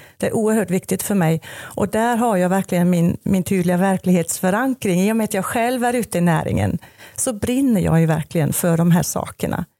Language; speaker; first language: Swedish; non-native, fluent; German